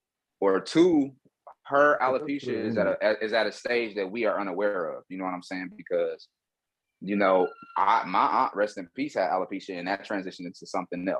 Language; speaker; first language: English; native; English